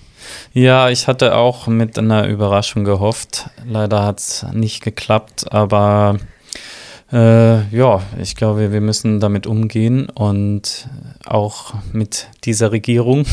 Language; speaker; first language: German; native; German